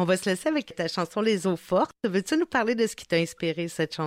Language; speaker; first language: French; native; French